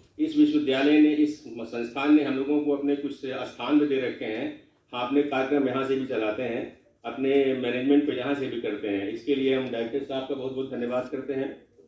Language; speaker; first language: Hindi; non-native, local second language; Bhojpuri